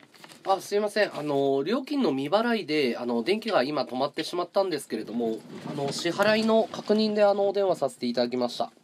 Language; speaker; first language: Japanese; native; Japanese